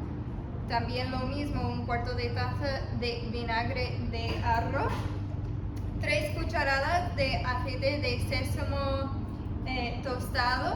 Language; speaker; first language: Spanish; early bilingual, heritage; Spanish